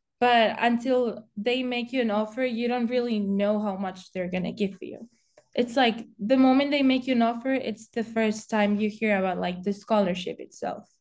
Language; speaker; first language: English; non-native, fluent; Spanish